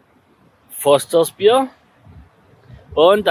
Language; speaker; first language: German; native; German